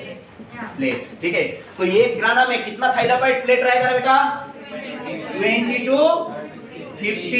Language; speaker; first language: Hindi; non-native, local second language; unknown